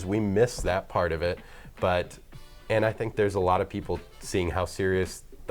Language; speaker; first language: English; native; English